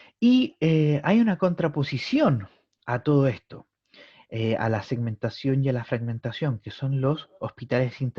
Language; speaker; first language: Spanish; native; Spanish